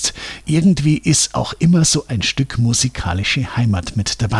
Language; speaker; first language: German; native; German